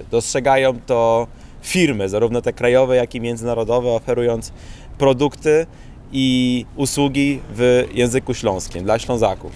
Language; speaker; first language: Polish; native; Polish